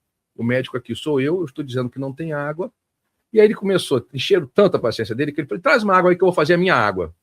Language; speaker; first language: Portuguese; native; Portuguese